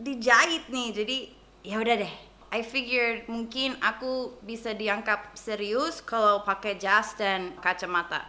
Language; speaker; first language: Indonesian; non-native, fluent; English